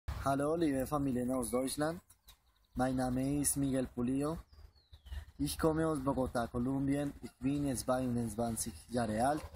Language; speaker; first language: German; non-native, learner; Spanish